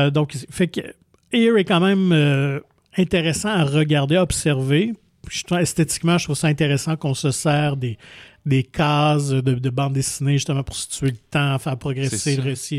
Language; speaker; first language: French; native; French